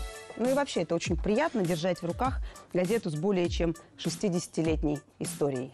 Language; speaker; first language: Russian; native; Russian